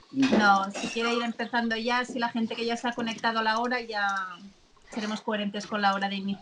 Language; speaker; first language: Spanish; native; Spanish